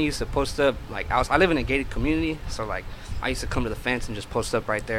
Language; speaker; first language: English; native; English